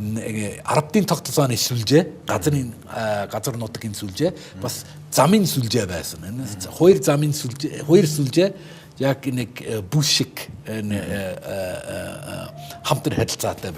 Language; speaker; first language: Mongolian; non-native, fluent; English